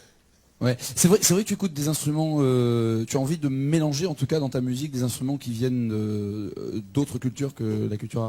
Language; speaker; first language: French; native; French